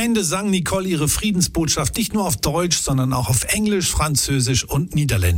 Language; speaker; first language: German; native; German